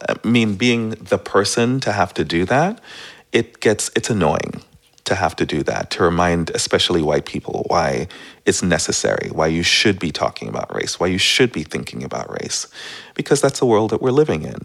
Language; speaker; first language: English; native; English